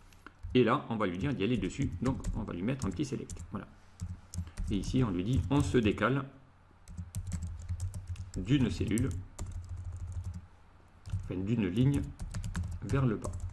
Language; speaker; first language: French; native; French